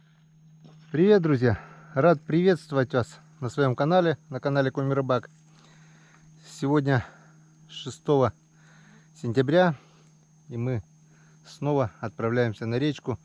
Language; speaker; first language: Russian; native; Russian